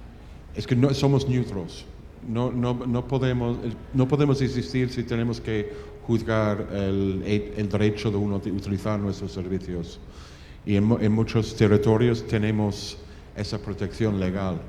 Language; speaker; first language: Spanish; non-native, fluent; English